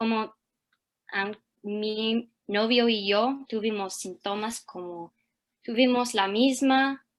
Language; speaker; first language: Spanish; early bilingual, heritage; English